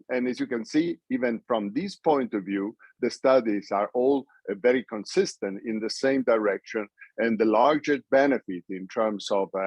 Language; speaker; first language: English; non-native, fluent; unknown